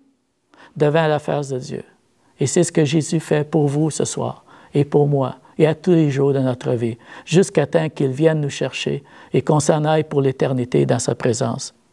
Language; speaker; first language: French; native; French